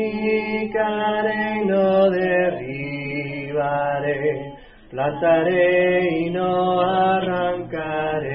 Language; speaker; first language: Spanish; native; Spanish